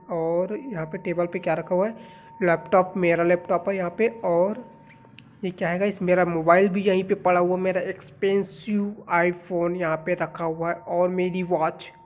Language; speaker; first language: Hindi; native; Hindi